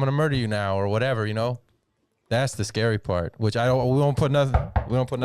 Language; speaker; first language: English; native; English